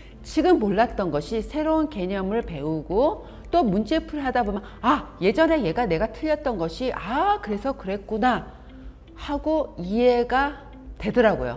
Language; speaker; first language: Korean; native; Korean